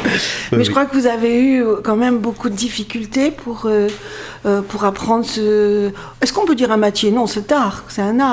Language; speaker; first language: French; native; French